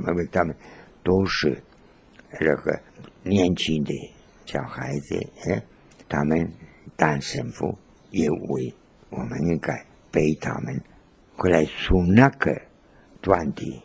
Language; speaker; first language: Chinese; non-native, learner; Spanish